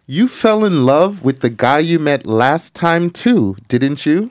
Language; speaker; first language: English; early bilingual, other home language; Korean